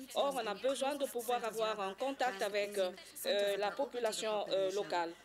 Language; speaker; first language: French; non-native, local second language; Swahili